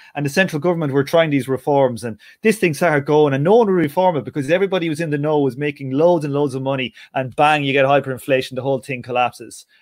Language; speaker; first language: English; native; English